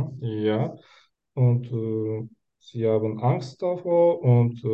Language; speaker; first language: German; non-native, learner; Turkish